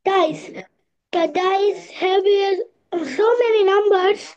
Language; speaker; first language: English; non-native, learner; Bangla